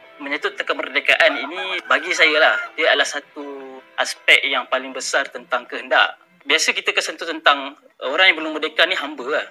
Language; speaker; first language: Malay; native; Malay